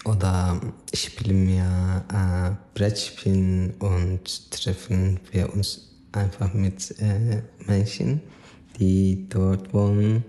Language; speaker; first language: German; non-native, fluent; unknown